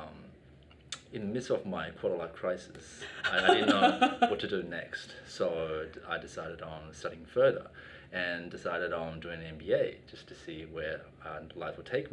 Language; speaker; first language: English; native; English